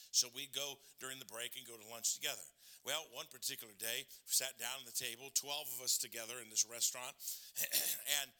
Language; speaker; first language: English; native; English